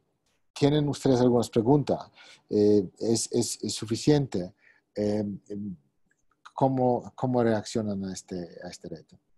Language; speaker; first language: Spanish; non-native, fluent; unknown